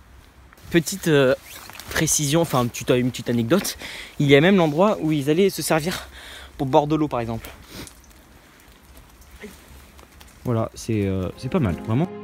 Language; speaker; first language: French; native; French